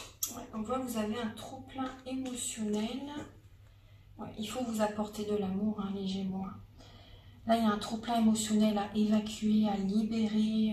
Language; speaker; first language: French; native; French